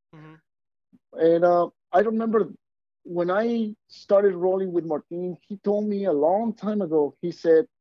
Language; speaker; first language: English; non-native, fluent; Spanish